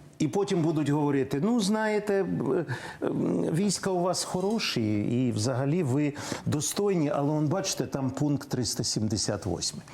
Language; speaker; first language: Ukrainian; native; Ukrainian